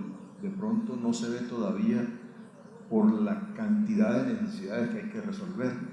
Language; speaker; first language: Spanish; native; Spanish